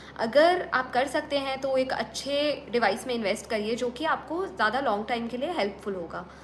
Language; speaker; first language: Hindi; native; Hindi